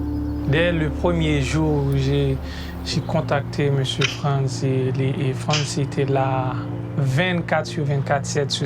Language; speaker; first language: French; non-native, local second language; Haitian Creole